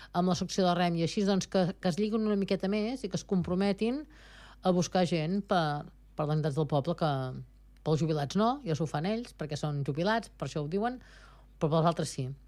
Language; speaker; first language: Catalan; native; Catalan